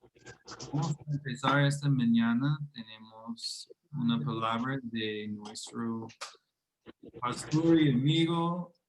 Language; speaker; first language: Spanish; non-native, fluent; English